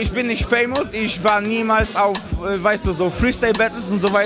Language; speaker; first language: German; non-native, fluent; Polish